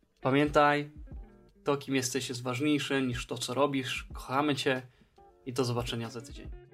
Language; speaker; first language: Polish; native; Polish